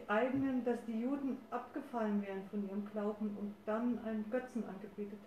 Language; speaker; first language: German; native; German